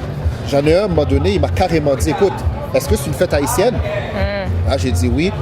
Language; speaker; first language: French; early bilingual, other home language; Haitian Creole